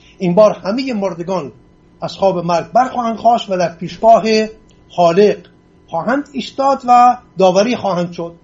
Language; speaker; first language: Persian; non-native, local second language; Assyrian Neo-Aramaic